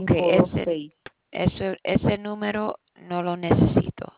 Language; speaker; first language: Spanish; early bilingual, heritage; Spanish